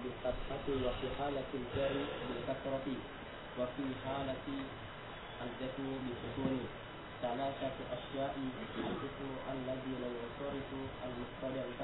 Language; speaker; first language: Arabic; non-native, learner; Indonesian